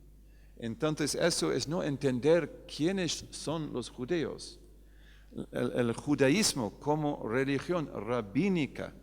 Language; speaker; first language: Spanish; non-native, fluent; English